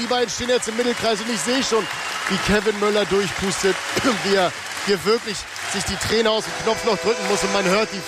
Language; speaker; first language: German; native; German